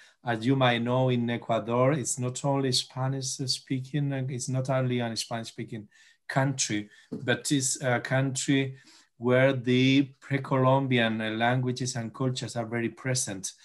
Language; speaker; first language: English; non-native, fluent; Spanish